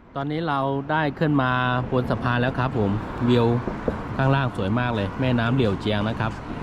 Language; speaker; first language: Thai; non-native, fluent; Chinese